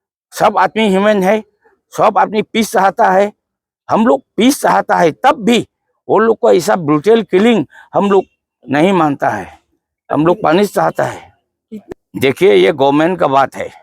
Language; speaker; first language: Hindi; non-native, local second language; Manipuri